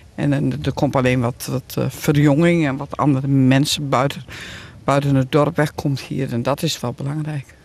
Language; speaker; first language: Dutch; native; Dutch